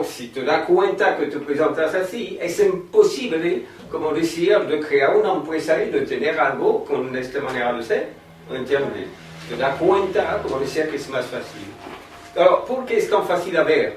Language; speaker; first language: Spanish; non-native, fluent; French